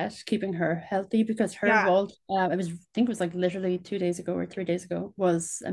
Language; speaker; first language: English; native; English